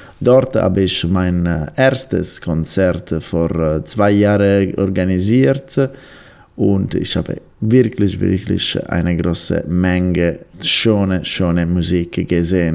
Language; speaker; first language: German; non-native, learner; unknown